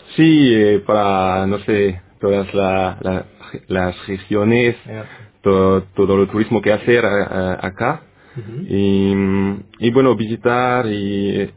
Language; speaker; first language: Spanish; non-native, fluent; French